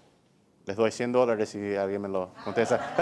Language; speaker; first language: Spanish; early bilingual, heritage; English